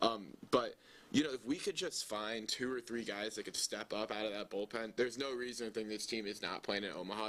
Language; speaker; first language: English; native; English